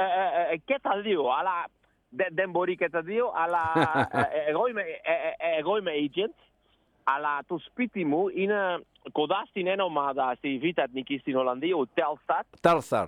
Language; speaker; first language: Greek; non-native, learner; Dutch